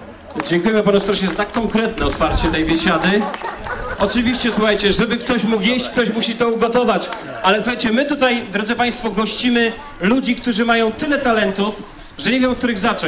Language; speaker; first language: Polish; native; Polish